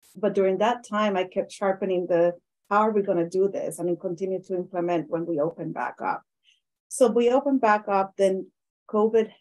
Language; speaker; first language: English; non-native, fluent; Spanish